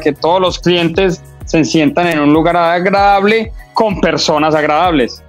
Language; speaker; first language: Spanish; native; Spanish